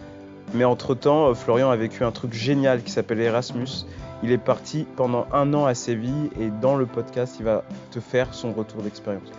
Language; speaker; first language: French; native; French